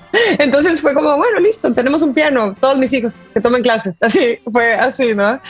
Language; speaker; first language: Spanish; native; Spanish